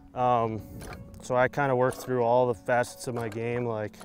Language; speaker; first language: English; native; English